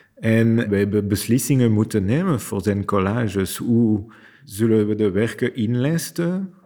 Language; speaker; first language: Dutch; non-native, fluent; French